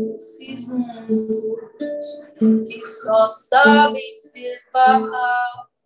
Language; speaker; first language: Portuguese; native; Portuguese